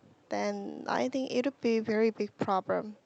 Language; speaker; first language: English; non-native, learner; Korean